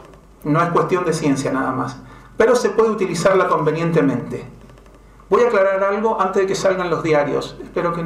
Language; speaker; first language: Spanish; native; Spanish